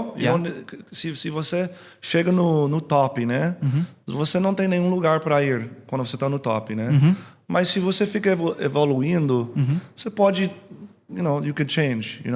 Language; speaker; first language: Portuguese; early bilingual, heritage; English